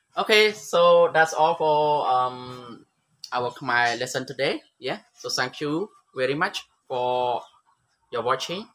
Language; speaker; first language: English; non-native, learner; Khmer